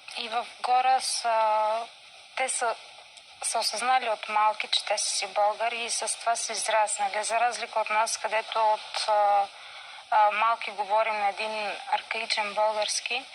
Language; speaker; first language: Bulgarian; early bilingual, heritage; Macedonian